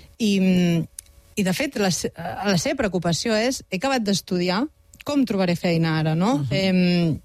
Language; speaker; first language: Catalan; native; Catalan